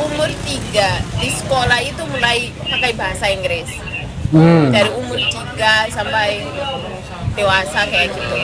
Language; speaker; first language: Indonesian; non-native, fluent; Shona